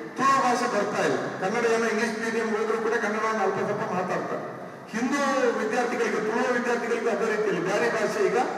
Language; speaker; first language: Kannada; non-native, local second language; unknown